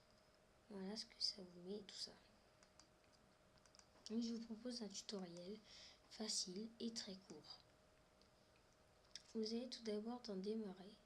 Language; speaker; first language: French; native; French